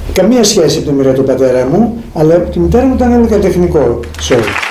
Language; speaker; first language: Greek; early bilingual, heritage; Greek